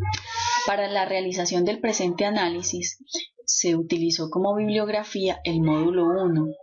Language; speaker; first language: Spanish; native; Spanish